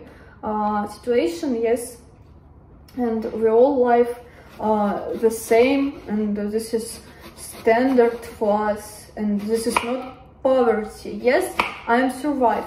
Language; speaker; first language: English; non-native, learner; Russian